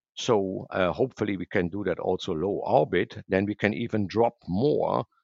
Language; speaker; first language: English; non-native, fluent; German